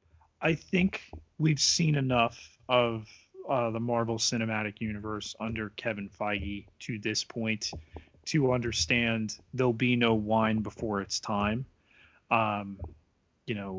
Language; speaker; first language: English; native; English